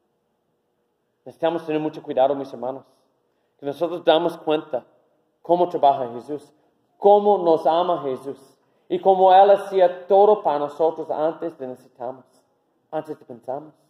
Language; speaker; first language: Spanish; non-native, learner; English